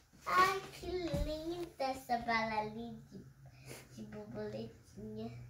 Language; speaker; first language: Portuguese; early bilingual, heritage; Portuguese